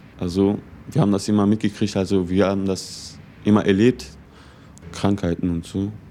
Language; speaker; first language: German; early bilingual, other home language; Turkish